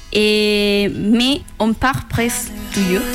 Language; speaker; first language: French; non-native, learner; Spanish